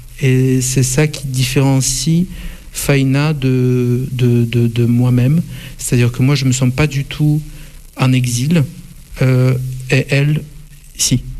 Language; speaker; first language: French; non-native, fluent; Russian